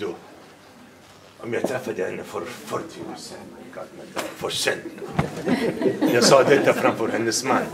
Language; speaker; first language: Swedish; non-native, fluent; Arabic